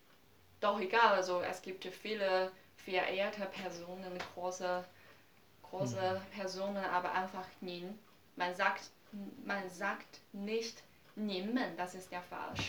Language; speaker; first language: German; non-native, learner; Chinese